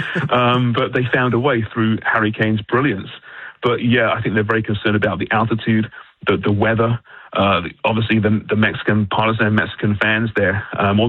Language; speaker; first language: English; native; English